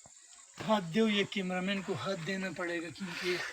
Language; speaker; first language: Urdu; non-native, local second language; Pashto